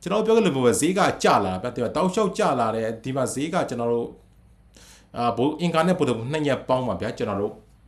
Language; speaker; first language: Burmese; native; Burmese